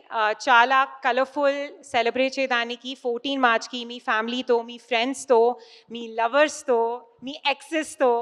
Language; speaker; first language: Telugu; non-native, learner; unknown